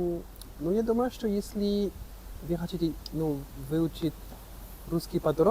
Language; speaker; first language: Russian; non-native, learner; French